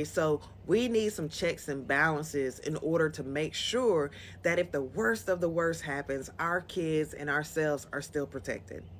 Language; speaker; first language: English; native; English